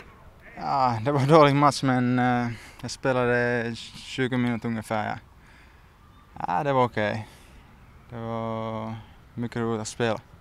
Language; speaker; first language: Swedish; non-native, learner; Finnish